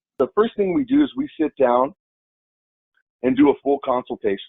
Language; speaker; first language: English; native; English